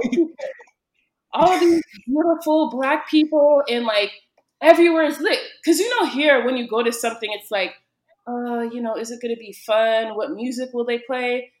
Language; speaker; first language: English; early bilingual, other home language; Yoruba